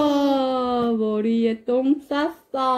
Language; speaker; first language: Korean; native; Korean